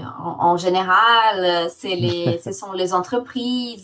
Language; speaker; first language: French; non-native, fluent; Portuguese